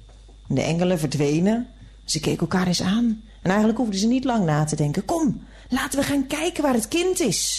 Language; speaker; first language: Dutch; native; Dutch